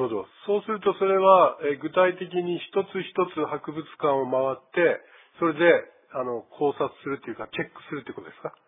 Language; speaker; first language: Japanese; native; Japanese